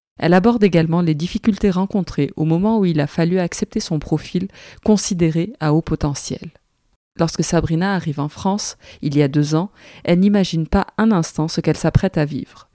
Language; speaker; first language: French; native; French